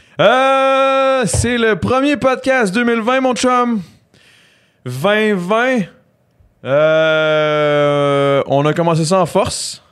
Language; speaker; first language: French; native; French